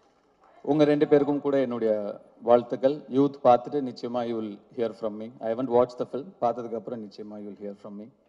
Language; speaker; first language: Tamil; native; Tamil